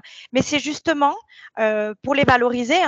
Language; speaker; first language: French; native; French